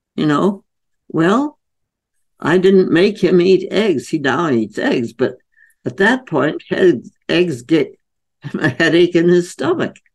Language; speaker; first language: English; native; English